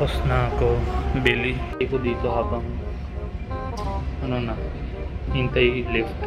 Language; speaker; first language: Filipino; non-native, learner; Punjabi